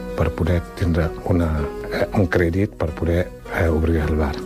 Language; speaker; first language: Catalan; non-native, fluent; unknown